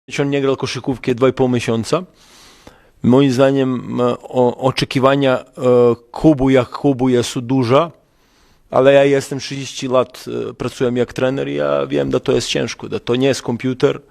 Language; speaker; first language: Polish; non-native, learner; Serbian